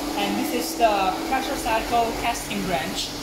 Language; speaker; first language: English; non-native, learner; Chinese